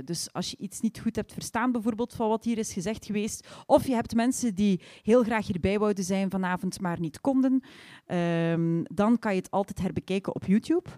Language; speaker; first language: Dutch; native; Dutch